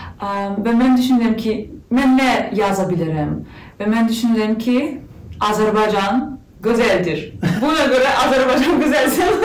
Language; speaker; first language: Azerbaijani; non-native, learner; German